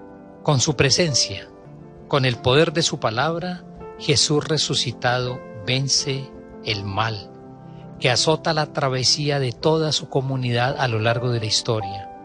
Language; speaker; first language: Spanish; native; Spanish